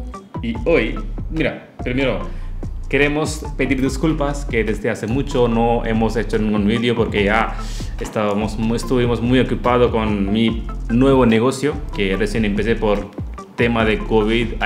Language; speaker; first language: Spanish; non-native, learner; Hindi